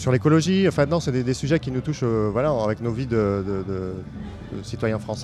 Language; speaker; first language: French; native; French